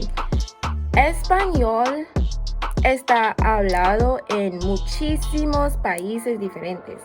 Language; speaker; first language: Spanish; non-native, fluent; English